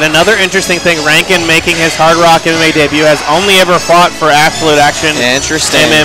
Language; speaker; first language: English; native; English